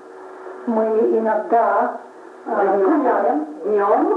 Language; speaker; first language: Russian; non-native, learner; English